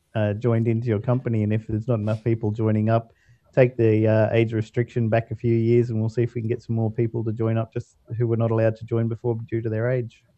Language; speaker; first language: English; native; English